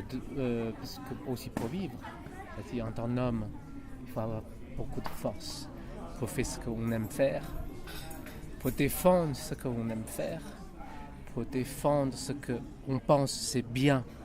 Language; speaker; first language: French; non-native, fluent; Chinese